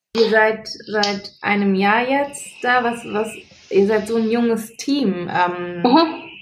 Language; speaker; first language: German; native; German